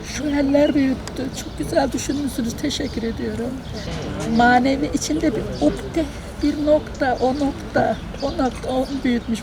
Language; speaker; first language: Turkish; native; Turkish